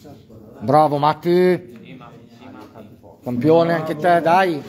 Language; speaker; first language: Italian; native; Italian